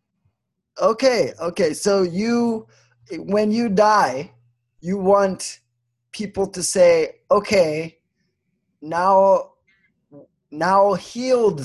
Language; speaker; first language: English; non-native, fluent; Swedish